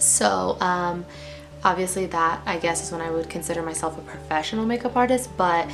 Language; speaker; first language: English; native; English